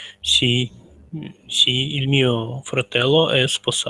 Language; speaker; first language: Italian; non-native, learner; Russian